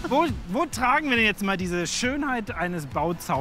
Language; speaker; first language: German; native; German